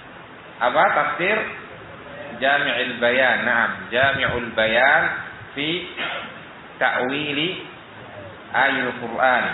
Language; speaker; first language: Arabic; non-native, fluent; Indonesian